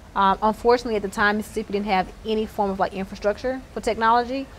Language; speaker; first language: English; native; English